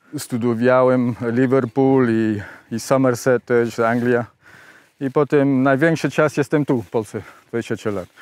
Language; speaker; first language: Polish; non-native, learner; Spanish